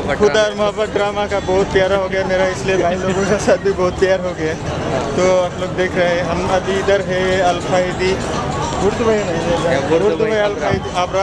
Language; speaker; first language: Hindi; non-native, local second language; Assamese